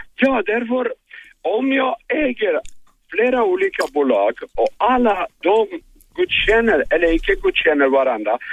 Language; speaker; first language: Swedish; non-native, fluent; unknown